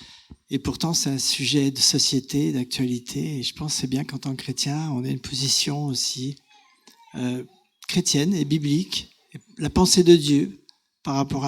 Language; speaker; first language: French; native; French